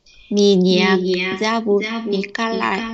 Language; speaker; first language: Russian; non-native, learner; Vietnamese